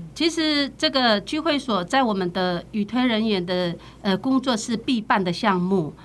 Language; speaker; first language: Chinese; non-native, local second language; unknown